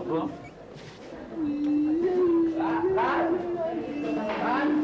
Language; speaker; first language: Hebrew; native; Hebrew